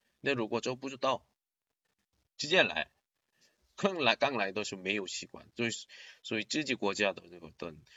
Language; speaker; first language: Chinese; non-native, learner; Korean